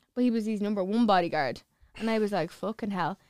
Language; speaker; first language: English; native; English